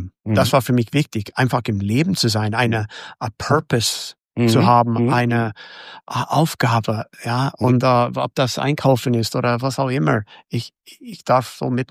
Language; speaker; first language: German; non-native, fluent; English